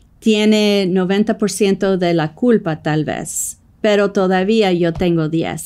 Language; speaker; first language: Spanish; non-native, fluent; English